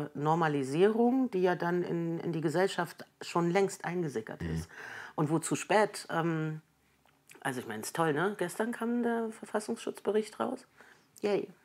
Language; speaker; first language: German; native; German